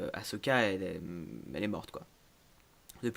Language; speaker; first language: French; native; French